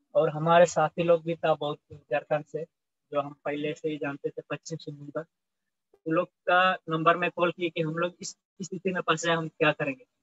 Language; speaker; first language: Hindi; native; Hindi